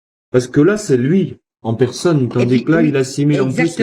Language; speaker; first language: French; native; French